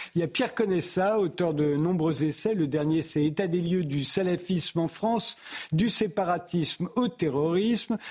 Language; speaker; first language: French; native; French